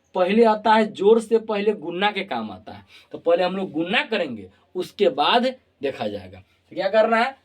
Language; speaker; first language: Hindi; native; Hindi